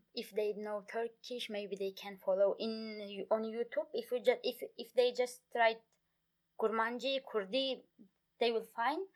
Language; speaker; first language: English; non-native, fluent; Kurdish